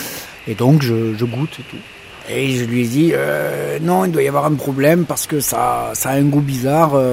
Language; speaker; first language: French; native; French